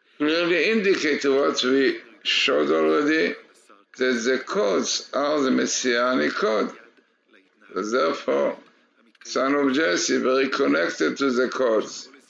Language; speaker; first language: English; non-native, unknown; Hebrew